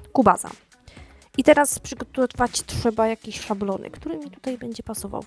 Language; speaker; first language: Polish; native; Polish